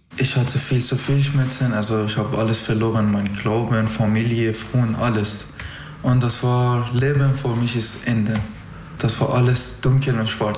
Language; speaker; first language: German; non-native, learner; Persian